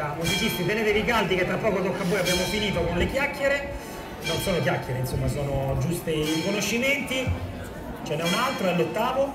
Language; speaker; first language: Italian; native; Italian